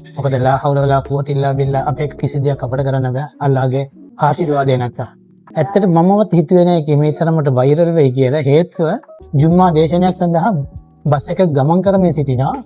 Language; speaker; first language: Sinhala; non-native, local second language; Tamil